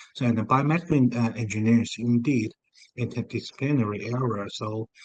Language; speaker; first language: English; non-native, fluent; Chinese